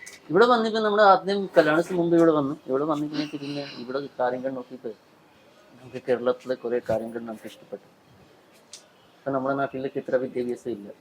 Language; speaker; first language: Malayalam; non-native, local second language; Hindi